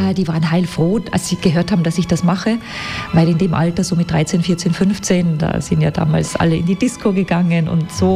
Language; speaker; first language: German; native; German